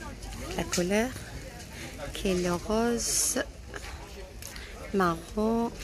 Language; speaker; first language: French; non-native, fluent; Arabic